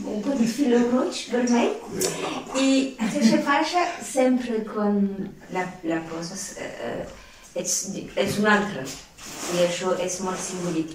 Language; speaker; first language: Catalan; non-native, local second language; French